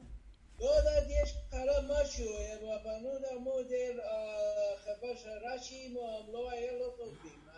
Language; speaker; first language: Hebrew; non-native, learner; English